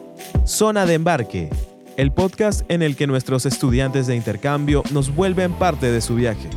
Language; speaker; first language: Spanish; native; Spanish